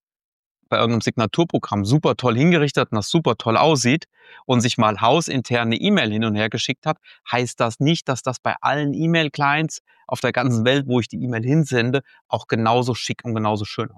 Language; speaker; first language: German; native; German